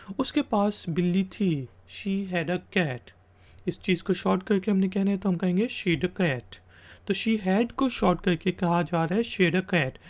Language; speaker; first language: Urdu; native; Urdu